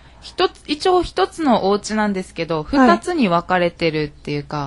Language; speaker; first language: Japanese; native; Japanese